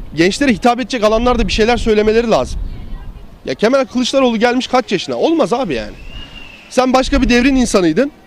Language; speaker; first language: Turkish; native; Turkish